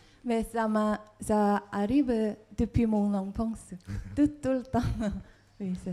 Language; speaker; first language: French; non-native, fluent; Korean